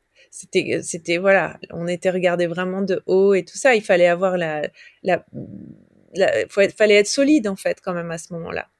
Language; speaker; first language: French; native; French